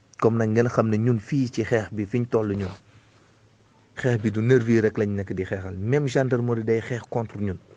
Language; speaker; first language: Wolof; non-native, local second language; Fula